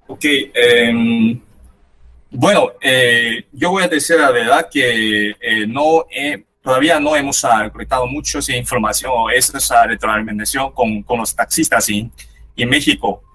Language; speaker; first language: Spanish; non-native, fluent; Chinese